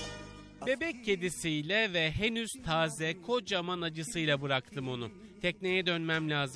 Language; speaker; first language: Turkish; native; Turkish